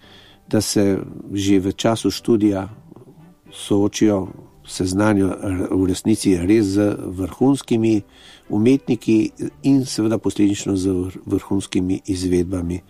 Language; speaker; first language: Slovenian; native; Slovenian